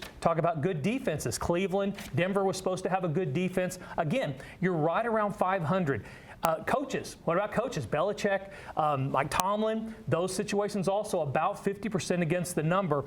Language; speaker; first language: English; native; English